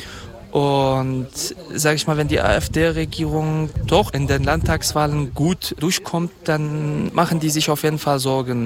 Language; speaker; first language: German; non-native, fluent; Kurdish